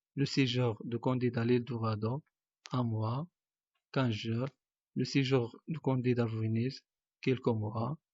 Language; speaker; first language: French; non-native, local second language; Arabic